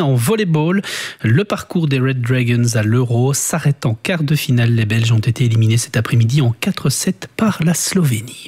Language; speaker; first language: French; native; French